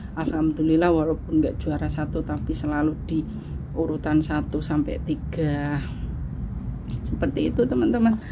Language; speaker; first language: Indonesian; non-native, local second language; Javanese